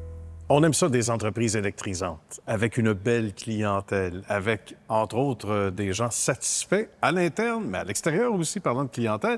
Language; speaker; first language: French; native; French